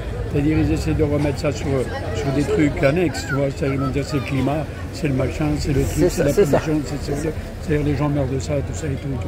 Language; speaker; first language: French; native; French